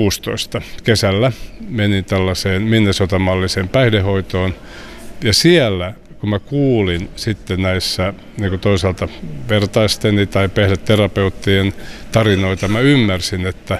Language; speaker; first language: Finnish; native; Finnish